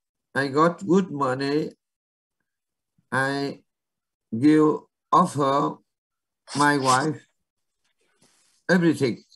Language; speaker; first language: English; non-native, learner; Vietnamese